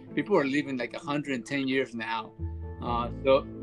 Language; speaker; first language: English; early bilingual, other home language; Spanish